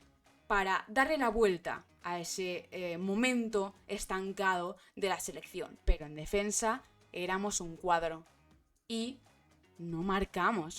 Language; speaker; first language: Spanish; native; Spanish